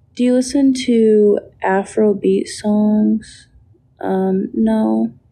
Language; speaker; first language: English; native; English